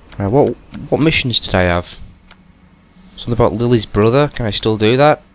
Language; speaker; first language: English; native; English